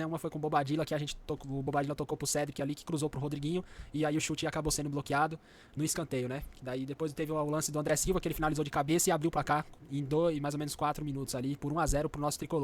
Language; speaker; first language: Portuguese; native; Portuguese